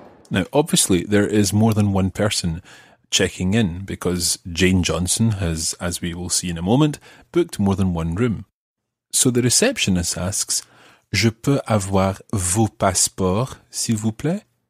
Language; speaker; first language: English; native; English